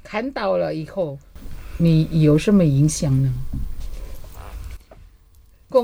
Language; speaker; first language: Chinese; non-native, fluent; Indonesian